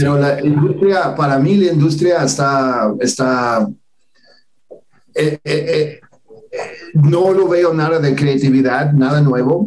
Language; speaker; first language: Spanish; non-native, fluent; English